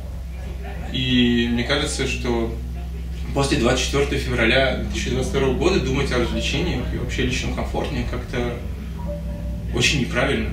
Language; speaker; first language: Russian; native; Russian